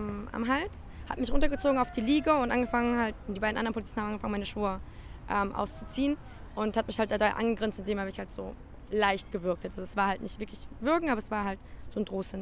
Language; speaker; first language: German; native; German